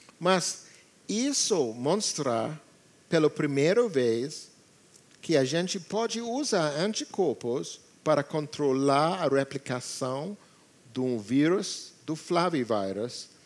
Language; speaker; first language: Portuguese; non-native, learner; English